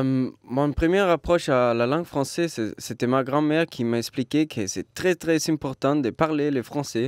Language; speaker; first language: French; non-native, learner; German